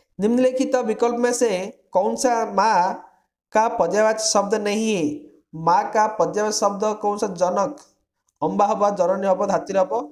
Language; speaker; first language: Hindi; non-native, local second language; Odia